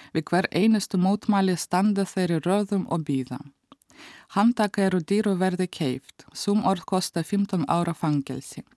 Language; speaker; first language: Icelandic; non-native, fluent; Russian